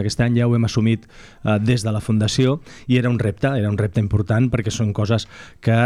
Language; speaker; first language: Catalan; native; Catalan